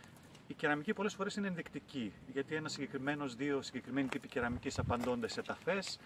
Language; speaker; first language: Greek; native; Greek